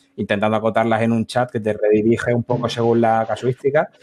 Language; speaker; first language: Spanish; native; Spanish